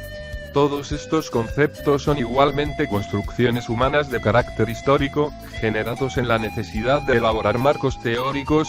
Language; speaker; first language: Spanish; native; Spanish